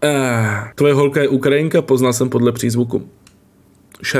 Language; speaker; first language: Czech; native; Czech